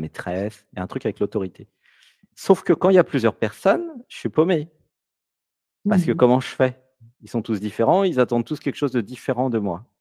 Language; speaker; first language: French; native; French